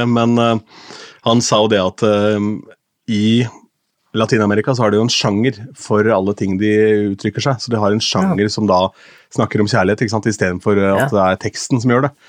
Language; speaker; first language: Norwegian; native; Norwegian